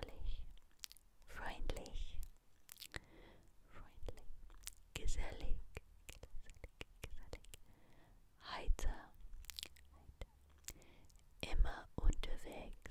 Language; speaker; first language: German; non-native, learner; English